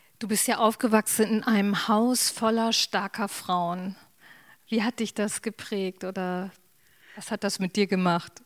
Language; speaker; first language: German; native; German